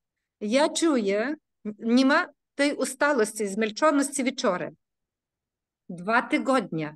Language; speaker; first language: Polish; non-native, learner; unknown